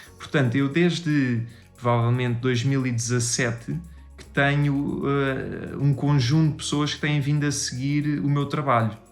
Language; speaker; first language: Portuguese; native; Portuguese